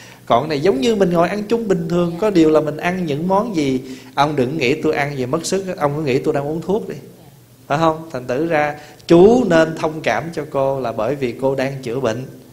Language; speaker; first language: Vietnamese; early bilingual, heritage; Vietnamese